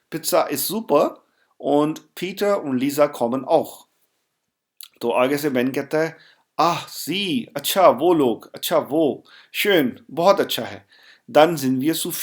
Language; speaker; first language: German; non-native, fluent; Urdu